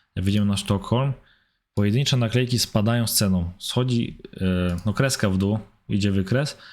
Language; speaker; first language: Polish; early bilingual, heritage; German